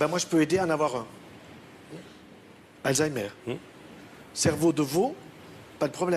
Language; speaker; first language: French; native; French